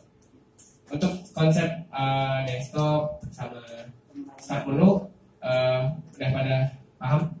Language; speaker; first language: Indonesian; native; Indonesian